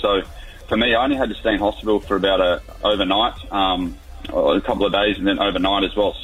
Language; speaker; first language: English; native; English